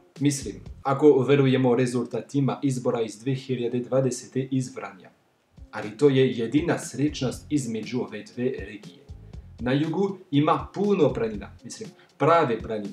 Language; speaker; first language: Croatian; non-native, fluent; French